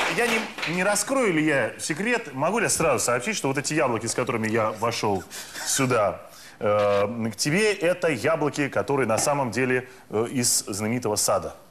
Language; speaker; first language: Russian; native; Russian